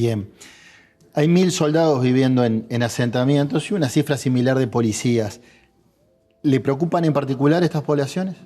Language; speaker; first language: Spanish; native; Spanish